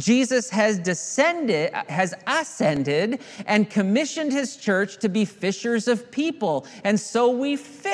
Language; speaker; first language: English; native; English